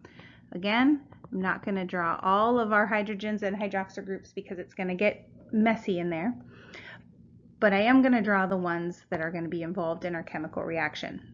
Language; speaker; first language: English; native; English